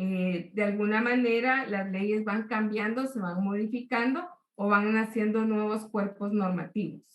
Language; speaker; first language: Spanish; native; Spanish